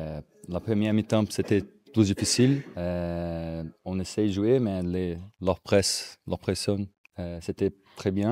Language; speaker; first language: French; non-native, learner; Portuguese